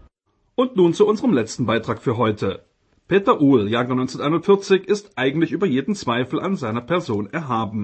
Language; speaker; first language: German; native; German